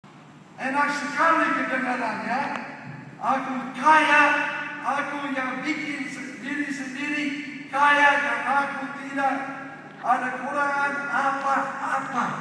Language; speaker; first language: Indonesian; non-native, fluent; English